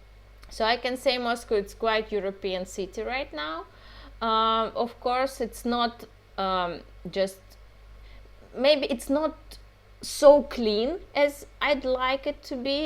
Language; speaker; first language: English; non-native, fluent; Russian